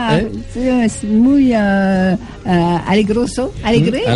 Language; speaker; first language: Spanish; non-native, learner; French